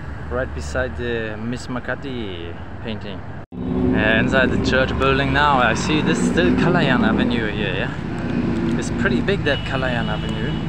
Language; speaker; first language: English; non-native, fluent; German